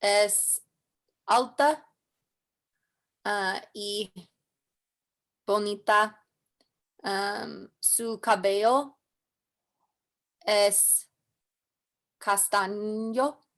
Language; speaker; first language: Spanish; non-native, learner; English